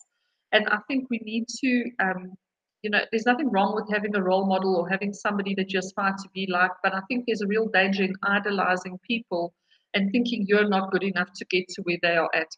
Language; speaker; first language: English; native; English